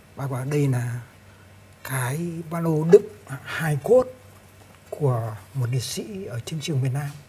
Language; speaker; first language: Vietnamese; native; Vietnamese